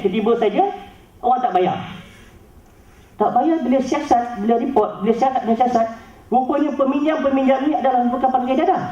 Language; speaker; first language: Malay; native; Malay